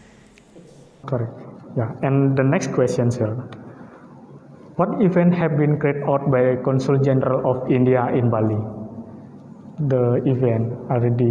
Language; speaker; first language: English; non-native, learner; Indonesian